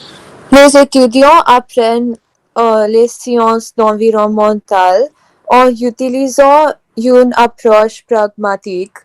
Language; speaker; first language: French; non-native, learner; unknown